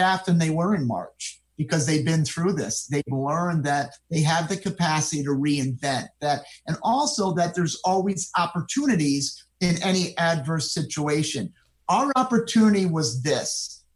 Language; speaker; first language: English; native; English